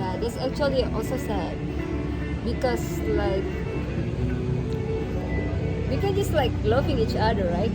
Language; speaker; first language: English; non-native, fluent; Indonesian